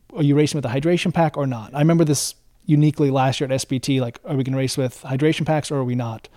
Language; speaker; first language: English; native; English